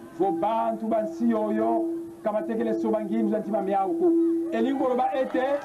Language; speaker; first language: Lingala; non-native, local second language; Kongo